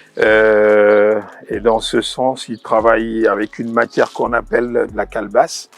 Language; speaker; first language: French; non-native, local second language; Wolof